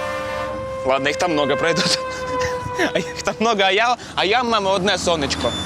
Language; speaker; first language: Russian; native; Russian